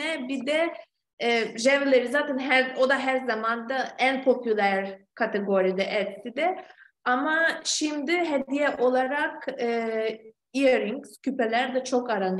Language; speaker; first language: Turkish; non-native, fluent; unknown